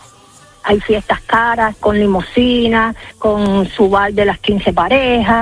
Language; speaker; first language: Spanish; native; Spanish